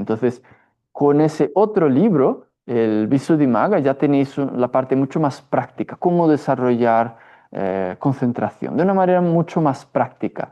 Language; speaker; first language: Spanish; non-native, fluent; Portuguese